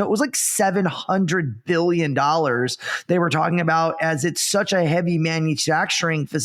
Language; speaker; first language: English; native; English